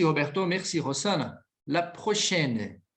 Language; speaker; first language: French; non-native, fluent; Portuguese